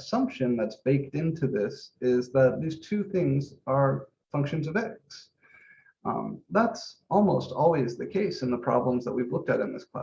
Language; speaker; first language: English; native; English